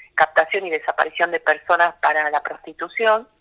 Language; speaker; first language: Spanish; native; Spanish